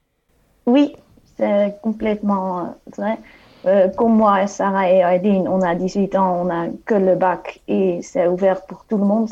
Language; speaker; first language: French; non-native, fluent; Dutch